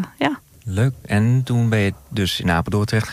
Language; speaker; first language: Dutch; native; Dutch